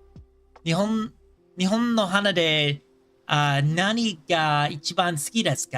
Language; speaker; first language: Japanese; non-native, learner; English